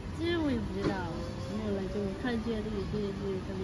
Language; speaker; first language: Chinese; non-native, learner; Lao